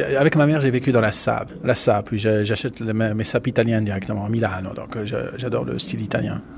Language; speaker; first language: French; non-native, fluent; Spanish